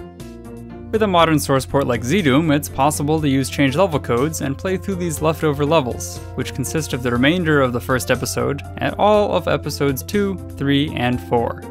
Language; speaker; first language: English; native; English